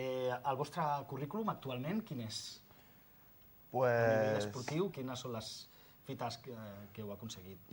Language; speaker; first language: Catalan; native; Catalan